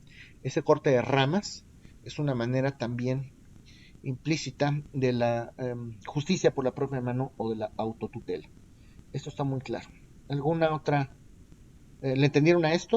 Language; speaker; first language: Spanish; native; Spanish